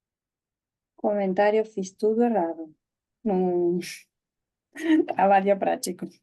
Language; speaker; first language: Portuguese; non-native, learner; Spanish